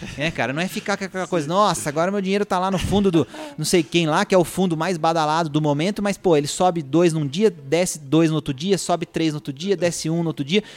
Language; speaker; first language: Portuguese; native; Portuguese